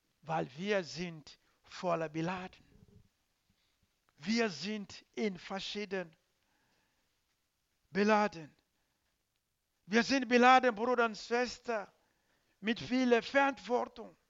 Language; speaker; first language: German; non-native, learner; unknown